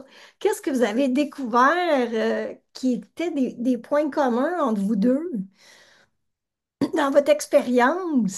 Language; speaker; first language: French; native; French